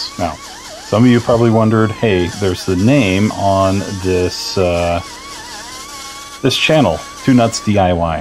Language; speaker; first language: English; native; English